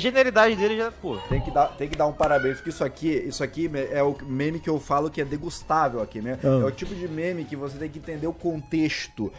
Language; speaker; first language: Portuguese; native; Portuguese